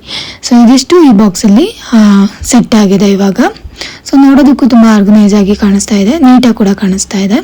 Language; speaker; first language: Kannada; native; Kannada